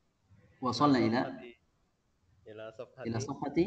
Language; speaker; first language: Arabic; non-native, fluent; Indonesian